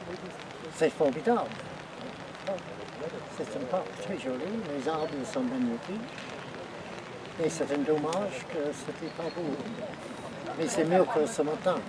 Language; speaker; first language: French; non-native, learner; English